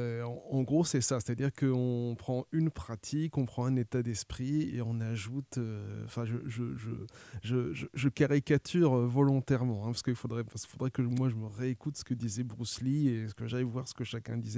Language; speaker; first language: French; native; French